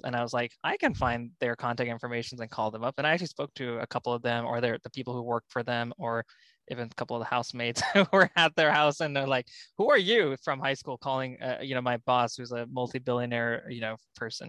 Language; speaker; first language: English; native; English